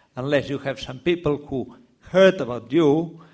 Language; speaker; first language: English; non-native, fluent; Spanish